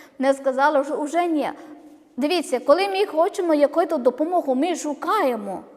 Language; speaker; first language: Ukrainian; non-native, learner; Malayalam